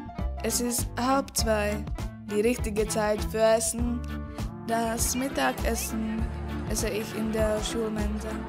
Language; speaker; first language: German; non-native, learner; Czech